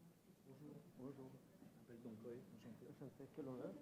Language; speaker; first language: French; non-native, fluent; Italian